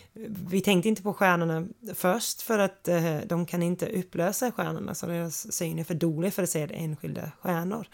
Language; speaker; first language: Swedish; non-native, fluent; English